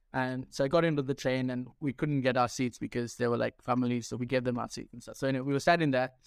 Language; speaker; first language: English; non-native, local second language; Sinhala